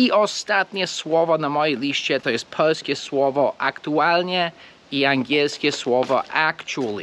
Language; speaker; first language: Polish; non-native, fluent; English